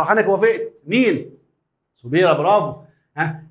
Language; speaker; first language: Arabic; native; Arabic